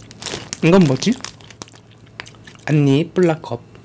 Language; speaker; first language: Thai; non-native, learner; Korean